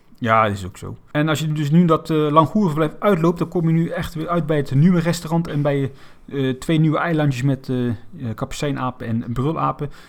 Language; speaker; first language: Dutch; native; Dutch